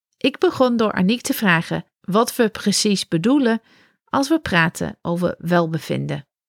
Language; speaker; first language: Dutch; non-native, fluent; English